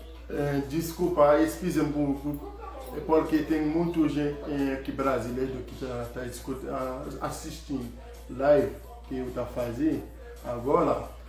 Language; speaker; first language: Portuguese; non-native, learner; Haitian Creole